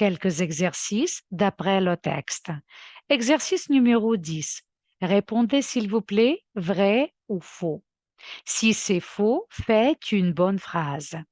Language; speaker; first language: French; non-native, fluent; Ukrainian